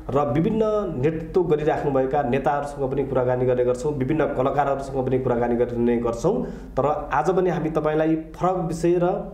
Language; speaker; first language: Nepali; native; Nepali